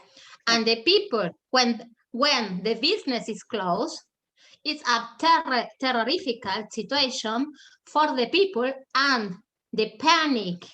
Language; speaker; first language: English; non-native, learner; German